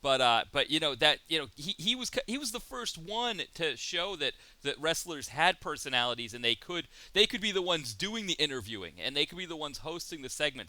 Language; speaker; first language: English; native; English